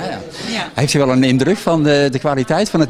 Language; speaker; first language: Dutch; native; Dutch